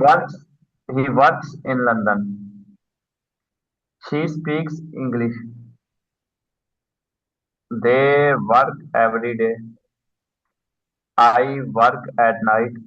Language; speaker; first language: English; non-native, learner; Urdu